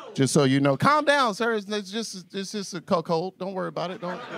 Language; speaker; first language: English; native; English